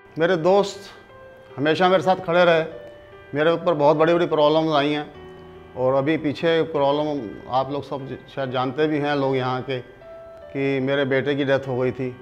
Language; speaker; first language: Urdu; non-native, local second language; Punjabi